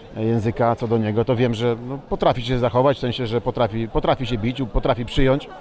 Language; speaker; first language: Polish; native; Polish